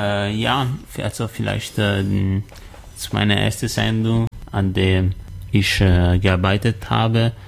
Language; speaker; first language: German; non-native, learner; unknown